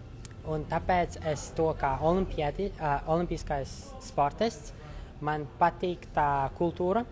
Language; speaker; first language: Latvian; non-native, local second language; Russian